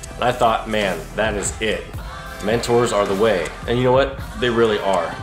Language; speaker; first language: English; native; English